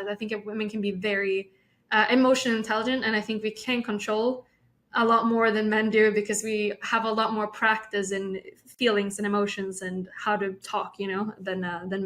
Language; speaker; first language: English; non-native, fluent; Swedish